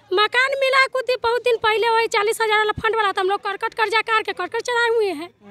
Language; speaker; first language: Hindi; native; Hindi